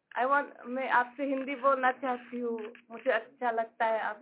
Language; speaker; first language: Hindi; non-native, learner; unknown